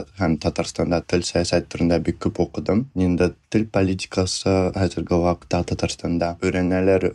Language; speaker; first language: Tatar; non-native, fluent; Russian